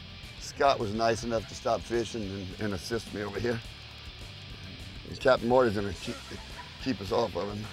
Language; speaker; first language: English; native; English